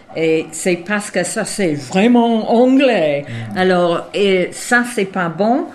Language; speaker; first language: French; non-native, fluent; English